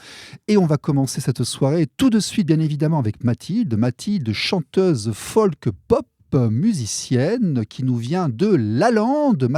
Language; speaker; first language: French; native; French